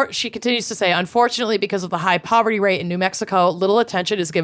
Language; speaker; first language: English; native; English